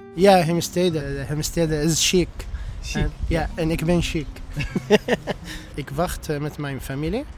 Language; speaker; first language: Dutch; non-native, fluent; Arabic